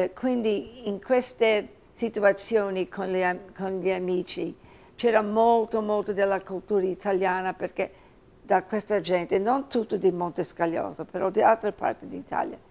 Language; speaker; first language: Italian; early bilingual, heritage; English